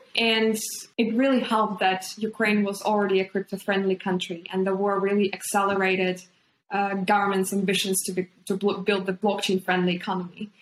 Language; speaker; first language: English; non-native, fluent; Ukrainian